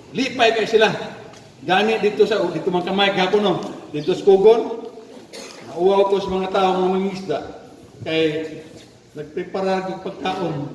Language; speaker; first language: Cebuano; native; Cebuano